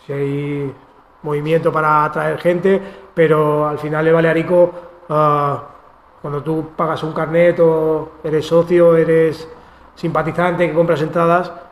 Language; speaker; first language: Spanish; non-native, local second language; Catalan